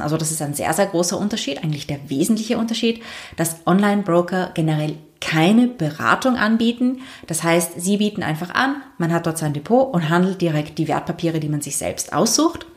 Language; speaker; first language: German; native; German